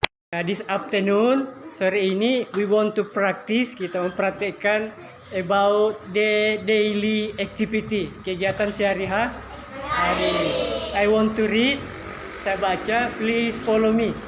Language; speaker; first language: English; non-native, learner; Indonesian